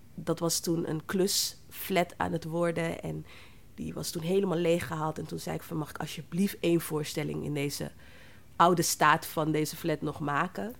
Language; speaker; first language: Dutch; native; Dutch